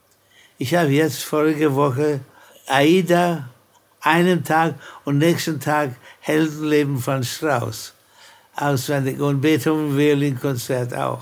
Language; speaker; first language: German; non-native, fluent; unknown